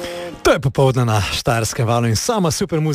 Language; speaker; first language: Slovenian; native; Slovenian